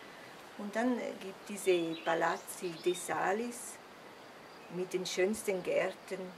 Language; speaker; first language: German; non-native, local second language; Italian